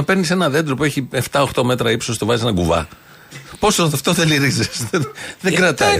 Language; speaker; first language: Greek; native; Greek